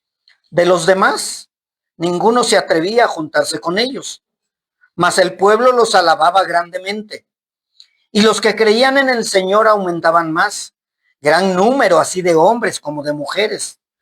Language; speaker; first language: Spanish; native; Spanish